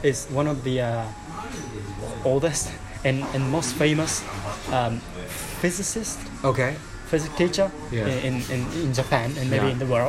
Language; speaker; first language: English; non-native, learner; Japanese